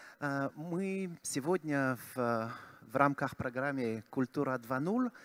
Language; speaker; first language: Russian; non-native, fluent; French